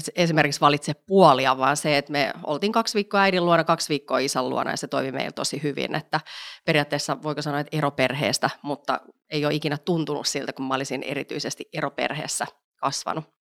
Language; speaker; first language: Finnish; native; Finnish